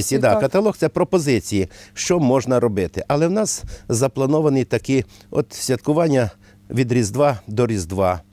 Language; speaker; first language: Ukrainian; native; Ukrainian